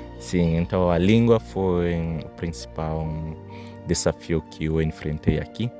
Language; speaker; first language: Portuguese; non-native, fluent; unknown